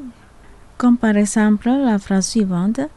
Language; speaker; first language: French; non-native, fluent; Indonesian